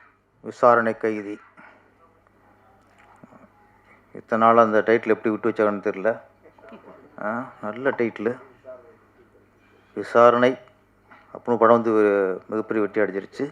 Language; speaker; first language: Tamil; native; Tamil